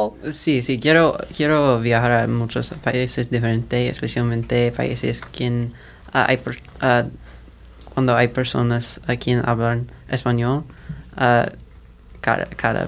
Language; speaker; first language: Spanish; non-native, learner; English